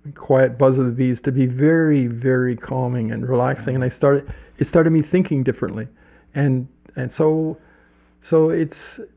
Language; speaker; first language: English; native; English